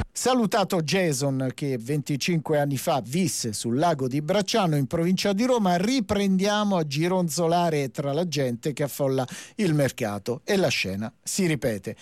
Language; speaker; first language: Italian; native; Italian